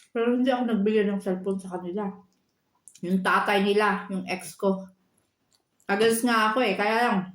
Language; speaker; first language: Filipino; native; Filipino